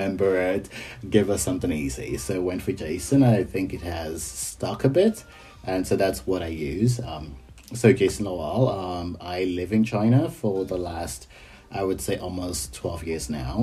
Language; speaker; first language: English; non-native, local second language; Yoruba